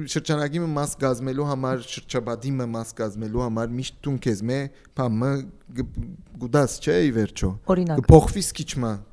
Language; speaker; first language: Armenian; early bilingual, heritage; Armenian